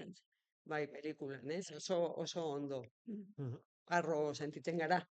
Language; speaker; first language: Basque; non-native, local second language; Spanish